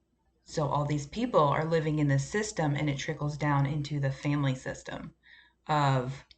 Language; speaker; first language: English; native; English